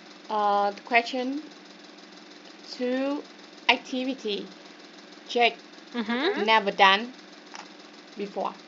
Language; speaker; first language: English; non-native, learner; Vietnamese